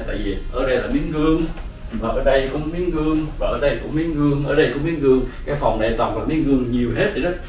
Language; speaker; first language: Vietnamese; native; Vietnamese